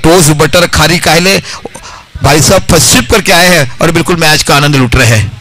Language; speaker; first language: Hindi; non-native, local second language; Marathi